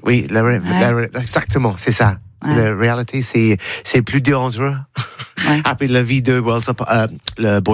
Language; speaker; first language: French; non-native, learner; English